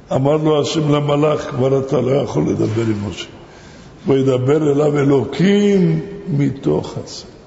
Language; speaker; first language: Hebrew; non-native, fluent; Arabic